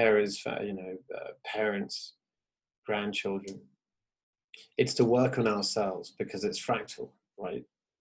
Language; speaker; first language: English; native; English